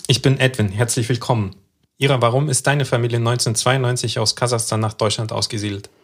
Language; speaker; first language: German; early bilingual, other home language; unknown